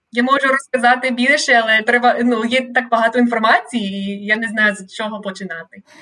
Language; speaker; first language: Ukrainian; non-native, fluent; English